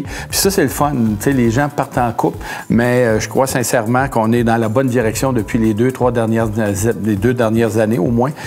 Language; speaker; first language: French; native; French